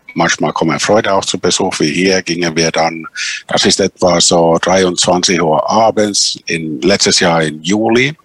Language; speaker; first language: German; non-native, fluent; Finnish